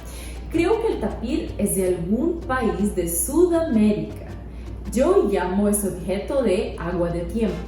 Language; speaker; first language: Spanish; non-native, fluent; Portuguese